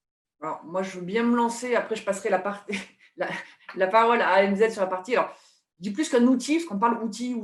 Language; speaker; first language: French; native; French